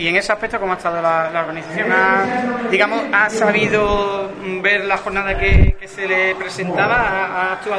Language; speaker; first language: Spanish; native; Spanish